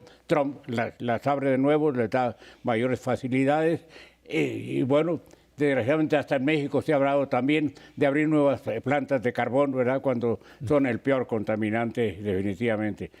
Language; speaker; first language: Spanish; native; Spanish